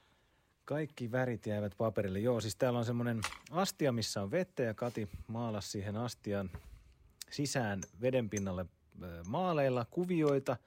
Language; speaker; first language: Finnish; native; Finnish